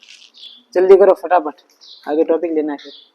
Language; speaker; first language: Hindi; native; Hindi